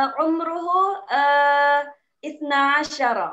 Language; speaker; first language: Arabic; non-native, learner; Indonesian